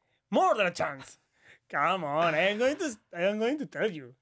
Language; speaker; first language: English; non-native, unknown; Spanish